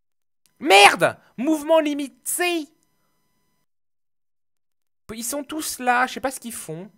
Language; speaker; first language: French; native; French